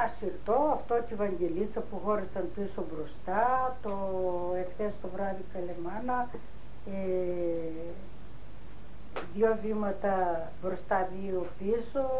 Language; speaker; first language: Greek; native; Greek